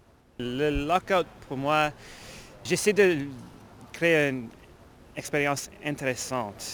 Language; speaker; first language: French; non-native, fluent; English